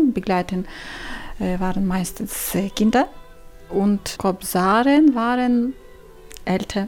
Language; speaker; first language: German; non-native, learner; Ukrainian